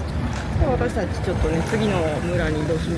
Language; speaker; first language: Japanese; native; Japanese